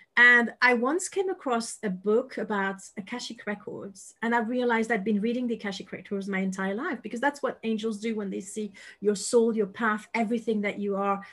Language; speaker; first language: English; non-native, fluent; French